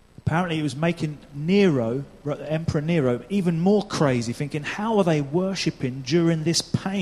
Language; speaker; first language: English; native; English